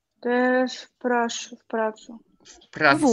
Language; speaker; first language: Polish; non-native, learner; Russian